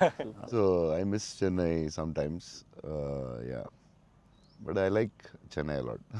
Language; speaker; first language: Tamil; non-native, local second language; Telugu